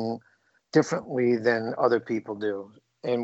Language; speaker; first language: English; native; English